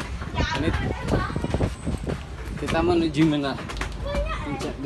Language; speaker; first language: Indonesian; non-native, local second language; Minangkabau